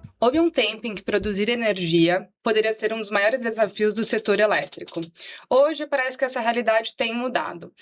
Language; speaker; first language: Portuguese; native; Portuguese